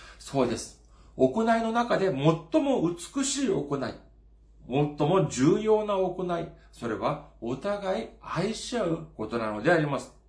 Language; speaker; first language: Japanese; non-native, fluent; Korean